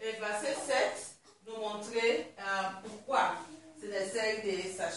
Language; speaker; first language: French; non-native, learner; Swahili